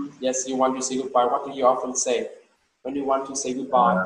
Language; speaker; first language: English; non-native, learner; Vietnamese